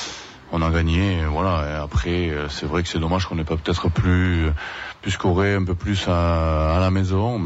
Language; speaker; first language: French; native; French